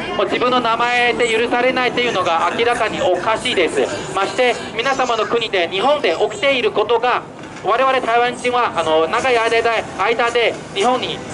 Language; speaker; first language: Japanese; non-native, fluent; Chinese